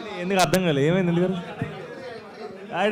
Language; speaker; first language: Telugu; native; Telugu